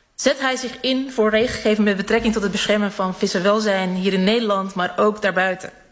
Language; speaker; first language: Dutch; early bilingual, other home language; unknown